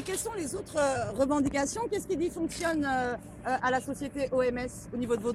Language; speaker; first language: French; native; French